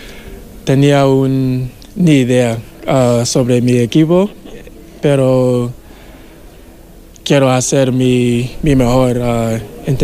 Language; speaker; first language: Spanish; non-native, learner; English